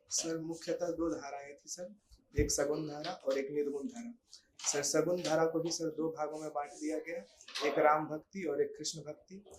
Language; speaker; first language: Hindi; native; Hindi